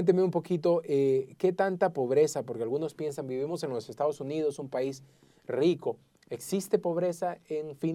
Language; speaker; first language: Spanish; native; Spanish